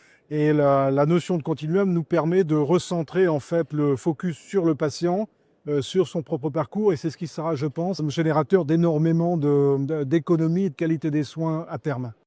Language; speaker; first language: French; native; French